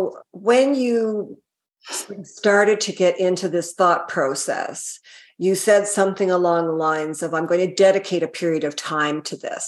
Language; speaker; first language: English; native; English